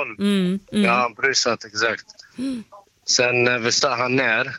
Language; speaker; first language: Swedish; non-native, learner; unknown